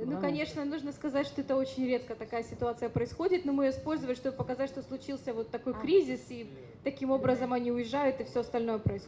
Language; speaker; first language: Russian; native; Russian